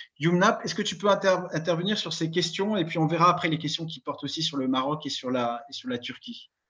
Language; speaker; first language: French; native; French